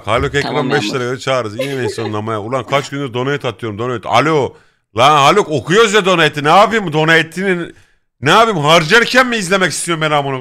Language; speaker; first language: Turkish; native; Turkish